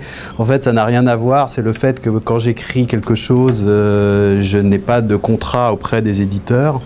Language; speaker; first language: French; native; French